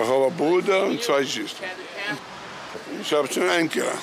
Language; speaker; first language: German; non-native, learner; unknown